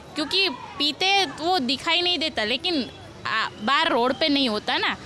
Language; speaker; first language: Hindi; non-native, local second language; Gujarati